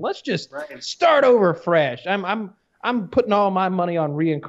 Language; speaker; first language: English; native; English